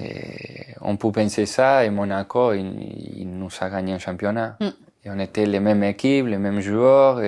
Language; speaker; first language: French; non-native, fluent; Spanish